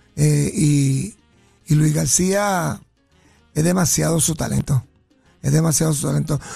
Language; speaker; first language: Spanish; native; Spanish